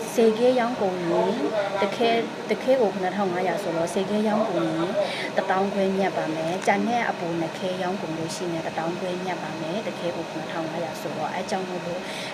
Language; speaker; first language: Burmese; native; Burmese